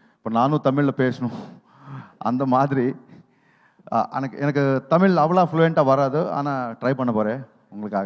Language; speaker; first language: Tamil; non-native, local second language; Telugu